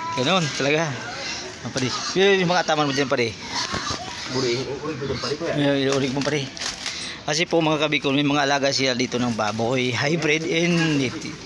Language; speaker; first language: Filipino; non-native, local second language; Bikol